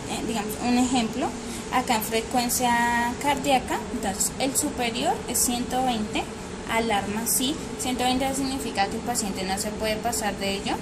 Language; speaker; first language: Spanish; native; Spanish